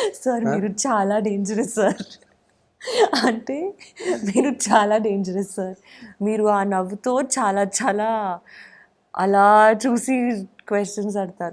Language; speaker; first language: Telugu; non-native, learner; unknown